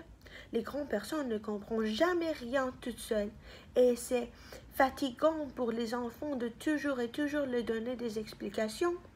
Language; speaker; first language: French; non-native, fluent; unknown